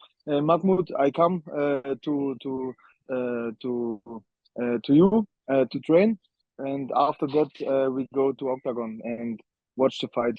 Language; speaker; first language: English; non-native, learner; German